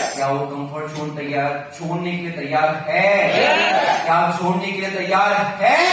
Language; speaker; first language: Hindi; non-native, local second language; Marathi